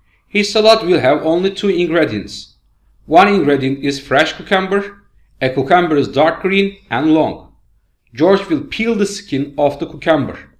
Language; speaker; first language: English; non-native, fluent; Turkish